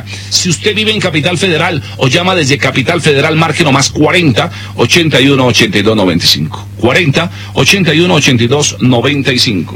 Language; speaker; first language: Spanish; native; Spanish